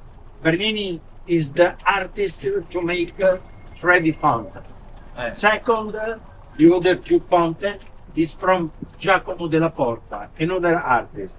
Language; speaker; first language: English; non-native, learner; Italian